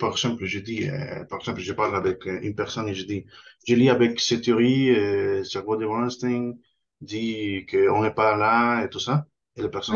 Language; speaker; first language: French; non-native, fluent; Spanish